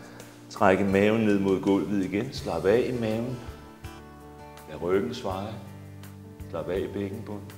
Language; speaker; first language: Danish; native; Danish